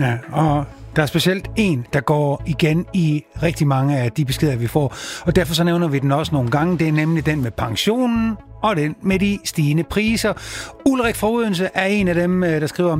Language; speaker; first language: Danish; native; Danish